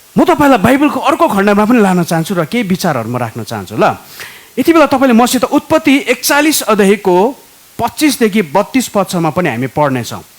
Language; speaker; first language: Nepali; native; Nepali